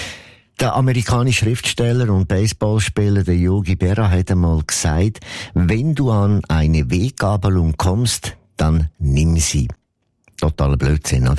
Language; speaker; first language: German; native; German